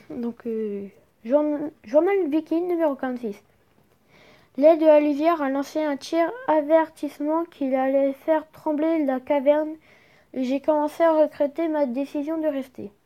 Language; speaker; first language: French; native; French